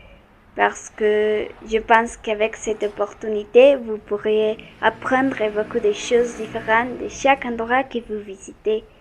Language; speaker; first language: French; non-native, learner; Spanish